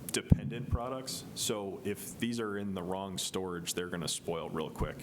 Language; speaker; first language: English; native; English